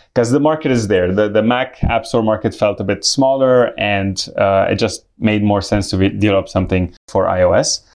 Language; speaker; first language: English; non-native, fluent; Arabic